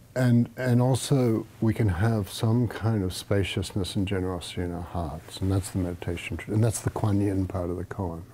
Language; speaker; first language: English; native; English